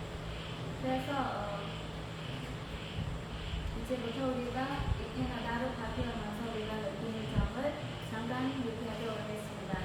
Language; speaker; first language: Korean; non-native, fluent; Khmer